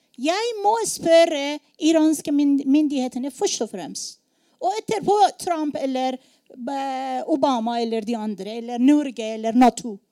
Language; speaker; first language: Norwegian; non-native, learner; Persian